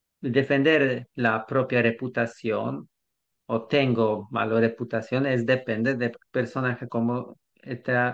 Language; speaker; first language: Spanish; non-native, learner; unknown